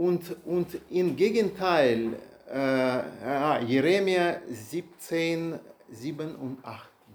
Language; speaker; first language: German; non-native, learner; Russian